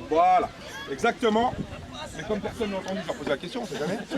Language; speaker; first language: French; native; French